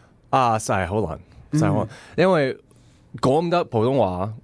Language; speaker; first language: Chinese; early bilingual, heritage; Chinese